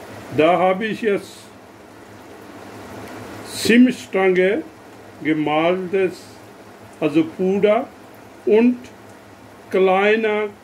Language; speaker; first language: German; non-native, learner; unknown